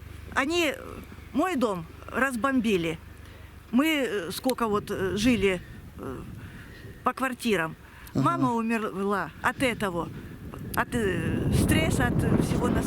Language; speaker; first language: Russian; native; Russian